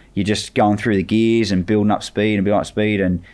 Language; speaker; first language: English; native; English